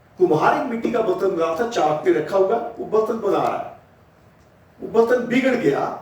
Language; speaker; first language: Hindi; non-native, local second language; Punjabi